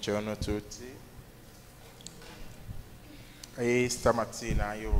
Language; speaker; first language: Italian; non-native, learner; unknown